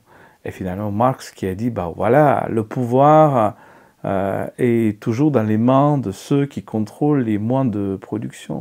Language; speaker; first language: French; non-native, fluent; Ukrainian